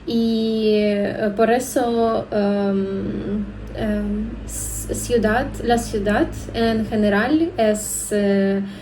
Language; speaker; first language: Spanish; non-native, learner; Ukrainian